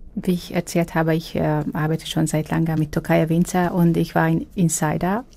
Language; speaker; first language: German; non-native, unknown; Hungarian